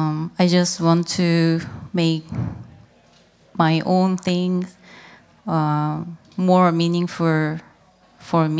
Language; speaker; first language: English; non-native, learner; Korean